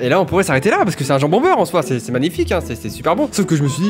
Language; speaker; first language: French; native; French